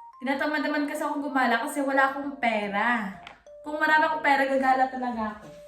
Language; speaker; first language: Filipino; non-native, local second language; Hiligaynon